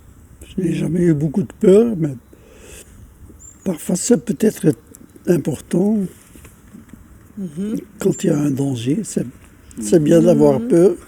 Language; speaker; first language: French; non-native, local second language; Dutch